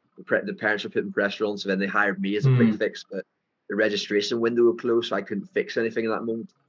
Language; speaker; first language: English; native; English